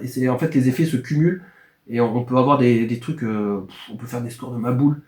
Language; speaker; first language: French; native; French